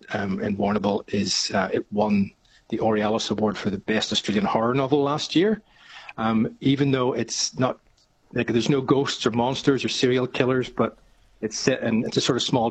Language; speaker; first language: English; native; English